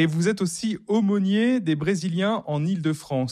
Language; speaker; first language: French; native; French